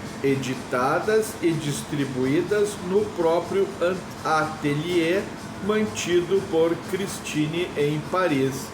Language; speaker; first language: Portuguese; native; Portuguese